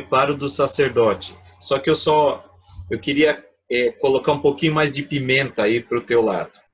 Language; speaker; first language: Portuguese; native; Portuguese